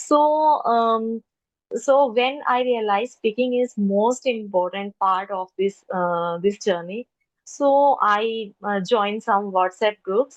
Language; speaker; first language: English; non-native, local second language; Hindi